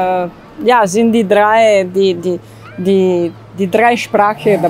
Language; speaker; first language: German; non-native, learner; Italian